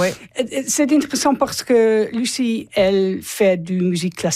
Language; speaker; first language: French; non-native, learner; English